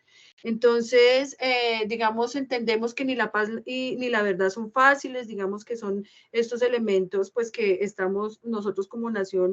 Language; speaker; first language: Spanish; native; Spanish